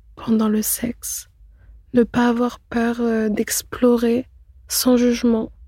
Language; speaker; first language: French; non-native, local second language; Arabic